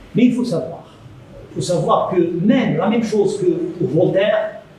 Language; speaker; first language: French; non-native, local second language; Arabic